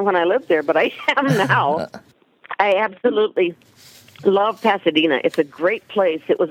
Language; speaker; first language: English; native; English